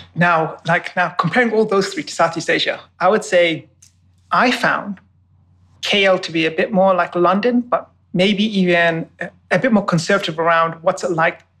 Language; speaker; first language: English; native; English